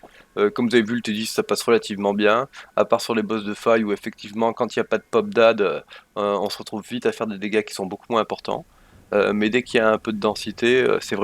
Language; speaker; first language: French; native; French